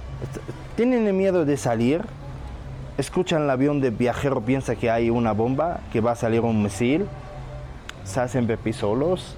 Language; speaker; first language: Spanish; non-native, learner; Arabic